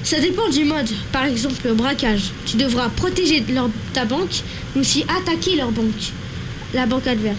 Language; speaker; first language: French; native; French